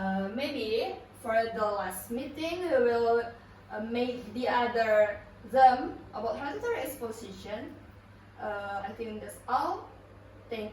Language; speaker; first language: English; non-native, learner; Indonesian